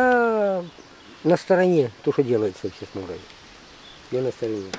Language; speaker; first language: Russian; non-native, local second language; Romanian